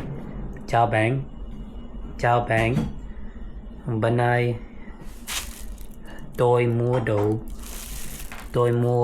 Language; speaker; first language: Vietnamese; non-native, learner; English